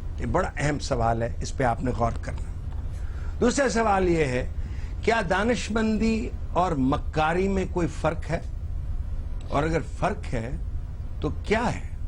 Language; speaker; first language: Urdu; non-native, local second language; Punjabi